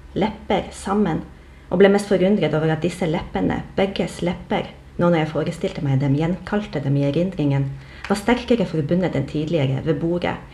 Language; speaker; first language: Norwegian; early bilingual, other home language; Polish